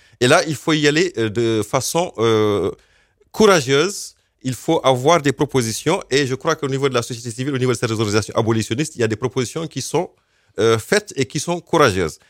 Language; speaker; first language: French; non-native, local second language; Fula